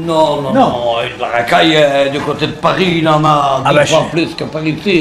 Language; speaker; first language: French; native; French